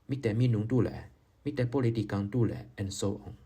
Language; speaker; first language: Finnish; non-native, learner; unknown